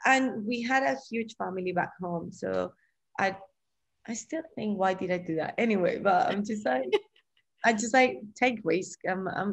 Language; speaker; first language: English; non-native, fluent; Spanish